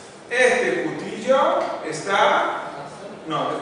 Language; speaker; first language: Spanish; non-native, fluent; Portuguese